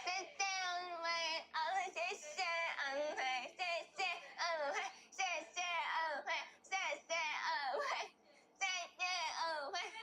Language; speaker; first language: Chinese; non-native, learner; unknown